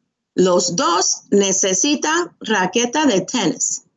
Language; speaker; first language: Spanish; non-native, fluent; English